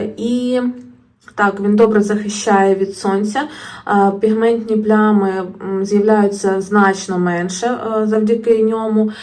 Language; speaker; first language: Ukrainian; non-native, local second language; Russian